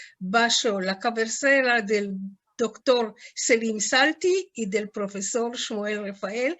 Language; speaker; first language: Spanish; non-native, fluent; Hebrew